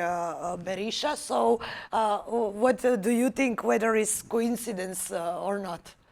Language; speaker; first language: English; non-native, fluent; Macedonian